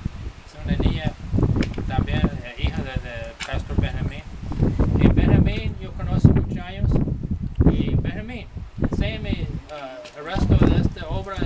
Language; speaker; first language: Spanish; non-native, learner; English